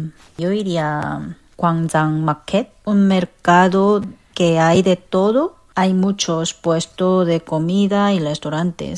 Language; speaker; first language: Spanish; non-native, fluent; Korean